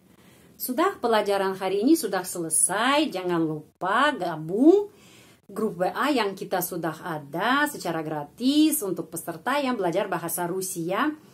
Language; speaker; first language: Indonesian; non-native, fluent; Russian